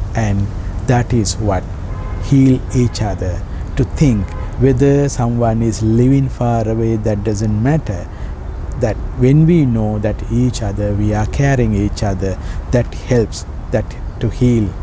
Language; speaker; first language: English; non-native, local second language; Sinhala